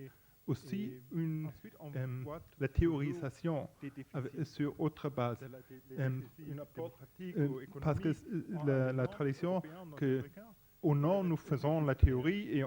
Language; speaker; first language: French; non-native, fluent; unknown